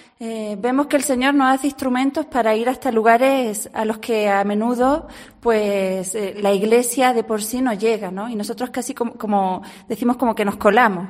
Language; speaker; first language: Spanish; native; Spanish